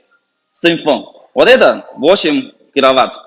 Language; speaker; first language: Russian; non-native, learner; Chinese